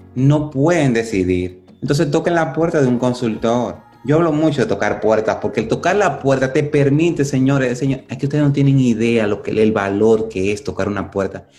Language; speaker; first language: Spanish; native; Spanish